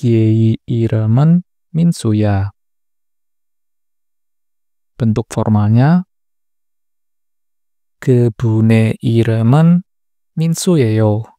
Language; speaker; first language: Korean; non-native, fluent; Indonesian